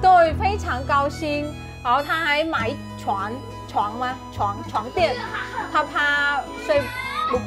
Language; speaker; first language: Chinese; non-native, fluent; Vietnamese